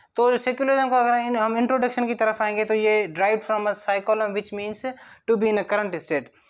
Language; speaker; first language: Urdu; non-native, local second language; Sindhi